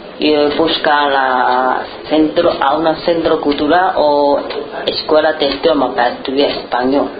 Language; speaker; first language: Spanish; non-native, learner; Chinese